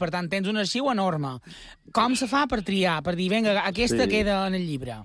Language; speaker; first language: Catalan; native; Catalan